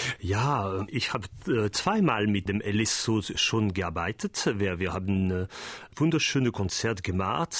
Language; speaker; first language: German; non-native, learner; French